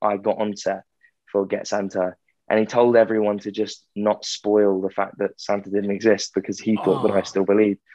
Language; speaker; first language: English; native; English